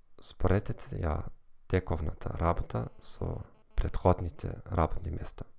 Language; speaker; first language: Macedonian; non-native, learner; German